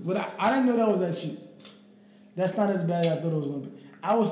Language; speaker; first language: English; native; English